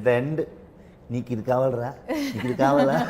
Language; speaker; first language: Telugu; non-native, learner; Kannada